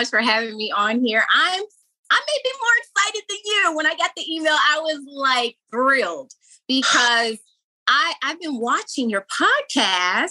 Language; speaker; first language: English; native; English